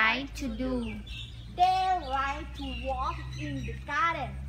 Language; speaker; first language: English; non-native, learner; Thai